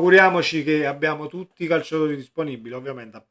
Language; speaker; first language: Italian; native; Italian